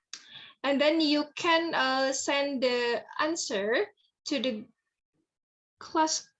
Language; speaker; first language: English; non-native, fluent; Indonesian